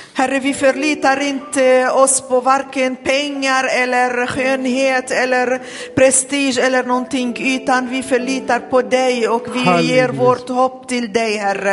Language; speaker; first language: Swedish; non-native, fluent; Arabic